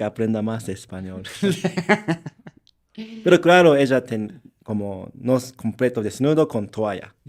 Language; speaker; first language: Spanish; non-native, learner; Japanese